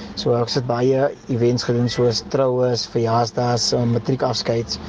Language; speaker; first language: Afrikaans; native; Afrikaans